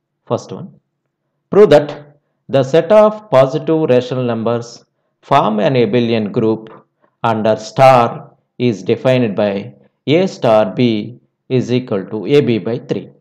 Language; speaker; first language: English; non-native, local second language; Telugu